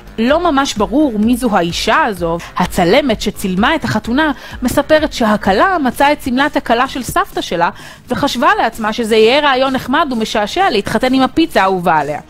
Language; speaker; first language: Hebrew; native; Hebrew